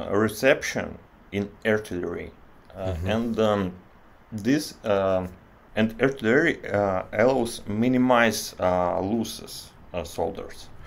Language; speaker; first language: English; non-native, learner; Russian